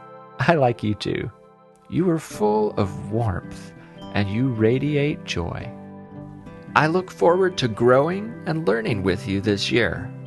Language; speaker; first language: English; native; English